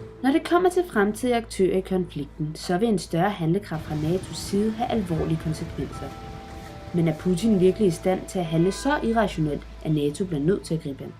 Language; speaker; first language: Danish; native; Danish